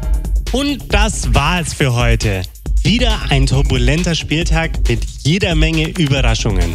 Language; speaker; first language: German; native; German